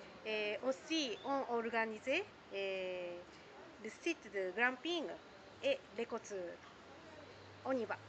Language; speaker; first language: French; non-native, learner; Japanese